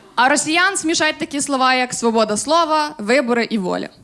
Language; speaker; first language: Ukrainian; native; Ukrainian